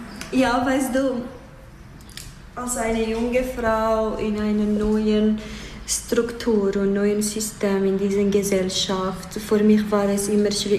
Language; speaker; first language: German; non-native, fluent; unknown